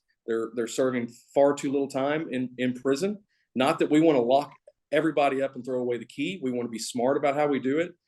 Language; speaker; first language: English; native; English